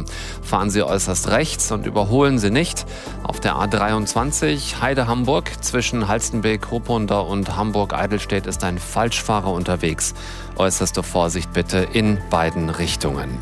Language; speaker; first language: German; native; German